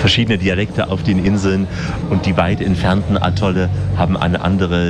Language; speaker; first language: German; native; German